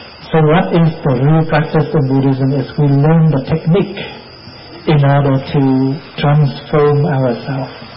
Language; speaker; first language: English; non-native, fluent; Vietnamese